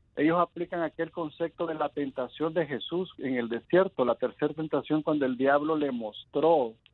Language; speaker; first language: Spanish; native; Spanish